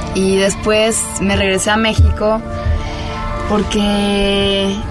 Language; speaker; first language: Spanish; non-native, fluent; French